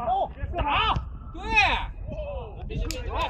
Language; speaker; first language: Chinese; native; Chinese